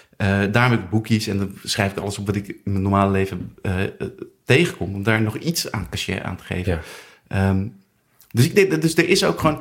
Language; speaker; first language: Dutch; native; Dutch